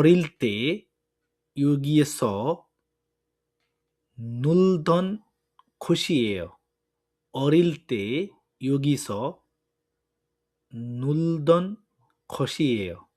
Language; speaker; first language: Korean; non-native, fluent; Bangla